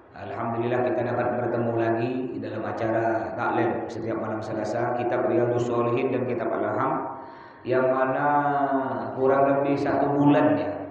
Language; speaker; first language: Malay; native; Malay